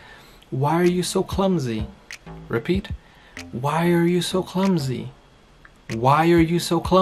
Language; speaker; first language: English; non-native, fluent; Portuguese